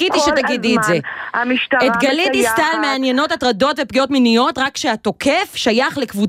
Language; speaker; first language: Hebrew; native; Hebrew